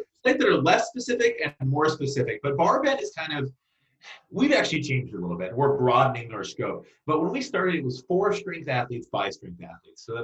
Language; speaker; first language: English; native; English